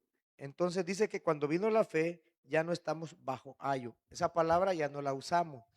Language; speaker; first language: Spanish; native; Spanish